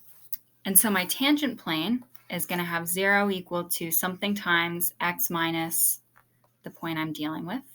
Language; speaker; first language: English; native; English